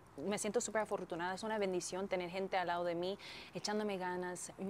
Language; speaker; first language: Spanish; non-native, fluent; English